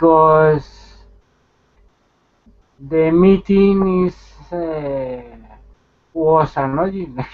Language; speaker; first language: English; non-native, learner; Spanish